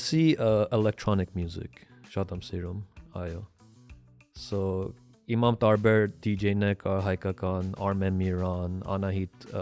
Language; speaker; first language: Armenian; early bilingual, heritage; Armenian